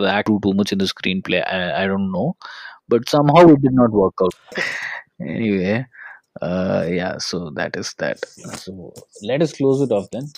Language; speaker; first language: English; non-native, local second language; Tamil